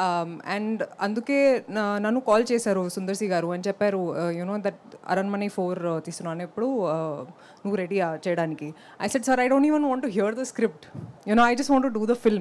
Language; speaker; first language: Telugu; non-native, local second language; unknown